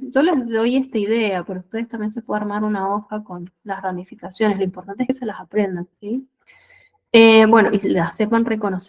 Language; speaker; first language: Spanish; native; Spanish